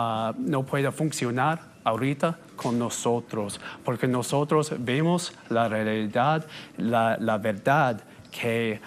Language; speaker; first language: Spanish; non-native, fluent; English